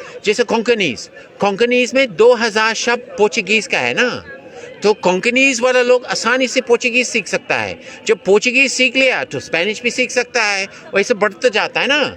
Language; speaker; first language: Hindi; non-native, fluent; English